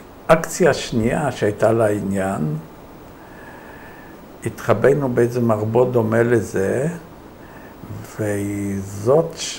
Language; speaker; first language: Hebrew; non-native, fluent; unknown